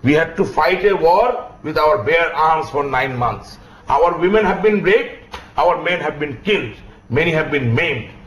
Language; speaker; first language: English; non-native, local second language; Bangla